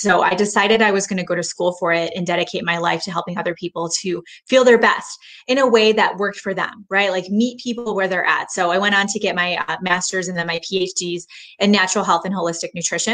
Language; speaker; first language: English; native; English